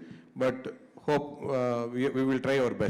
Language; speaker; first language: Telugu; native; Telugu